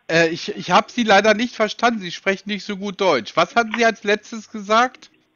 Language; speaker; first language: German; native; German